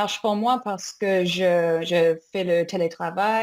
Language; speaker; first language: French; non-native, learner; English